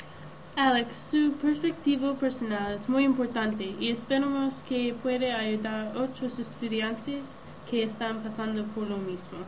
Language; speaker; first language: Spanish; non-native, learner; English